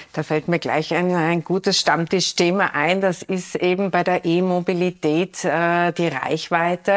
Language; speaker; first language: German; native; German